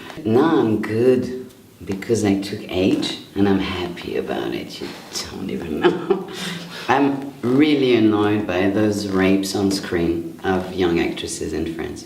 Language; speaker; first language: English; non-native, fluent; French